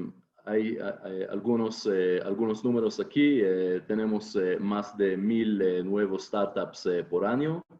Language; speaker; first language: Spanish; non-native, fluent; Hebrew